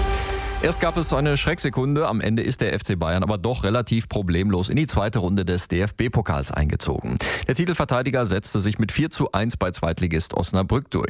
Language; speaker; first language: German; native; German